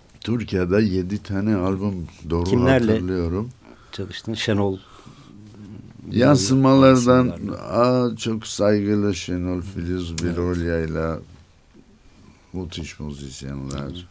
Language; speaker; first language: Turkish; non-native, learner; Armenian